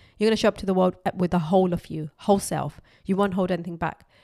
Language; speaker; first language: English; non-native, local second language; Urdu